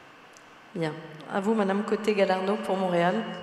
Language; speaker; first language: French; native; French